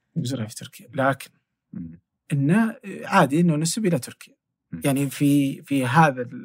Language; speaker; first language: Arabic; native; Arabic